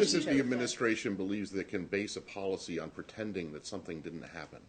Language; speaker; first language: English; native; English